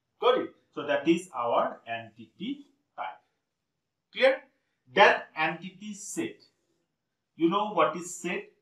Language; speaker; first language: English; non-native, local second language; Assamese